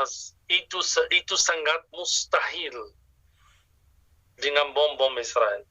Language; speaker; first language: Indonesian; non-native, fluent; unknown